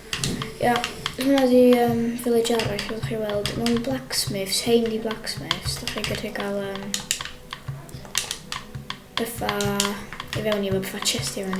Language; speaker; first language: Welsh; native; Welsh